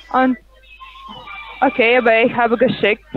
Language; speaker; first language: German; non-native, learner; Russian